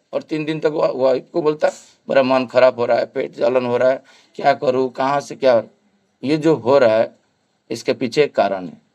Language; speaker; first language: Hindi; non-native, local second language; Bangla